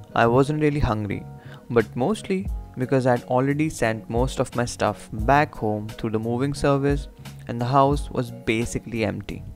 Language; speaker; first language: English; non-native, local second language; Hindi